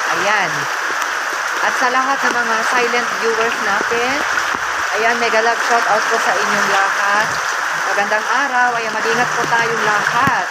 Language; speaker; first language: Filipino; native; Filipino